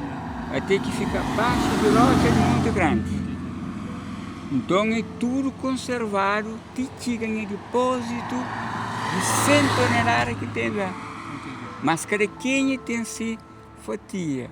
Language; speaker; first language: Portuguese; non-native, local second language; Kabuverdianu